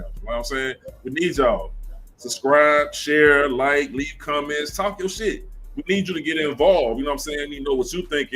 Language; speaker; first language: English; native; English